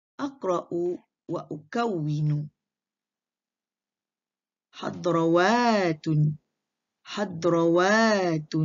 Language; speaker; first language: Arabic; non-native, fluent; Malay